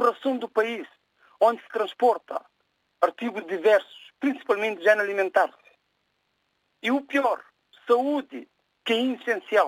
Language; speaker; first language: Portuguese; non-native, local second language; Kabuverdianu